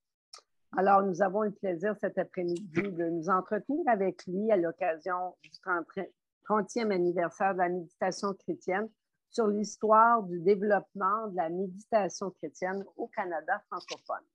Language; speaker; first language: French; native; French